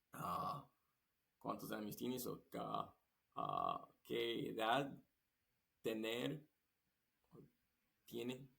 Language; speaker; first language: Spanish; non-native, learner; English